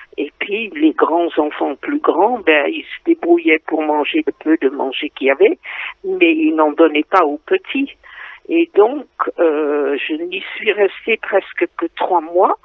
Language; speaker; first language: French; non-native, fluent; Dutch